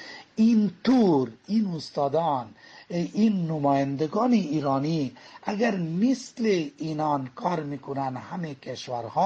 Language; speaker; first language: Persian; non-native, fluent; Bangla